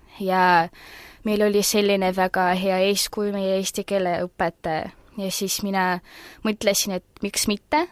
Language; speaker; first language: Estonian; non-native, local second language; Russian